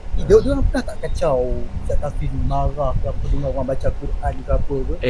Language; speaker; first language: Malay; native; Malay